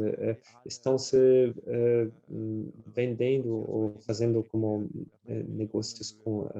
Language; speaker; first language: Portuguese; non-native, fluent; German